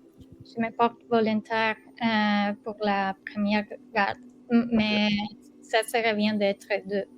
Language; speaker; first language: French; non-native, learner; Spanish